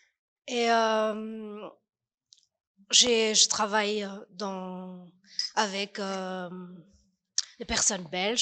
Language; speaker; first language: French; non-native, fluent; Portuguese